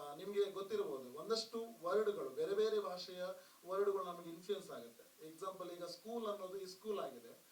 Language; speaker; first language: Kannada; non-native, local second language; Tulu